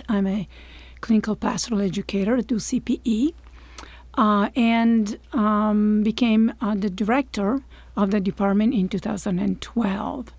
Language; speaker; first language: English; non-native, fluent; Italian